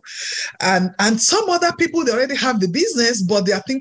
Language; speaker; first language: English; non-native, local second language; Yoruba